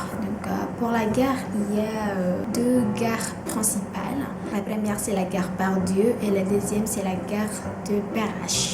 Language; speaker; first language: French; non-native, fluent; Indonesian